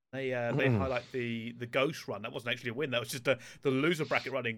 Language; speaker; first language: English; native; English